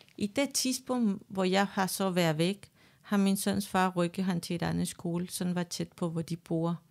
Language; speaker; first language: Danish; non-native, fluent; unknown